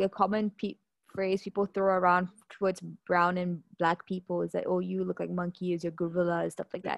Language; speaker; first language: English; native; English